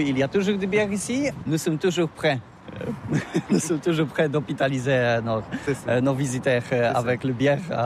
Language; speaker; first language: French; non-native, learner; Polish